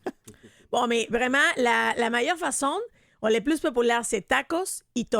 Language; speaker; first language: French; non-native, fluent; Spanish